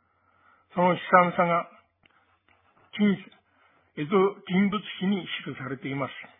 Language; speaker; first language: Japanese; native; Japanese